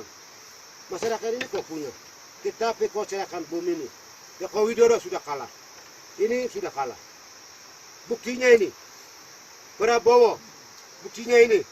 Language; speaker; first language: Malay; non-native, local second language; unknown